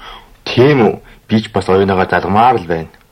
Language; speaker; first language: Mongolian; native; Mongolian